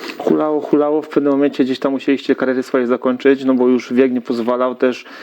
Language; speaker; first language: Polish; native; Polish